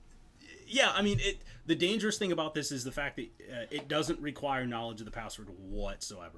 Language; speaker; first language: English; native; English